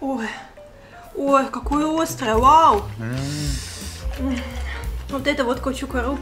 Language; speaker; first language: Russian; native; Russian